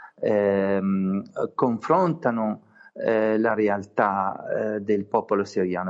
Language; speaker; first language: Italian; non-native, fluent; Arabic